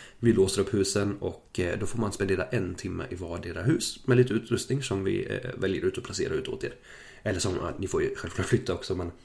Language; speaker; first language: Swedish; early bilingual, other home language; German